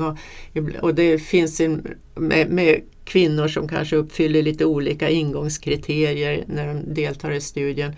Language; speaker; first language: Swedish; native; Swedish